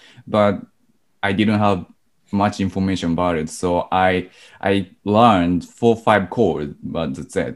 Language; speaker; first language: English; non-native, fluent; Japanese